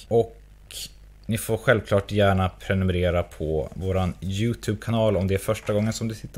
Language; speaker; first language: Swedish; native; Swedish